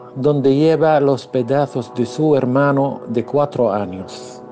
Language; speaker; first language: Spanish; non-native, fluent; Arabic